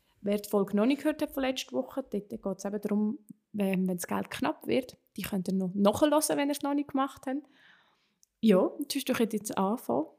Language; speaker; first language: German; native; German